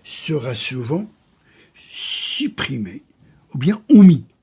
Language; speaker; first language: French; non-native, local second language; Arabic